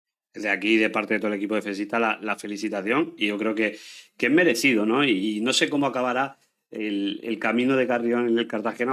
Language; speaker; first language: Spanish; native; Spanish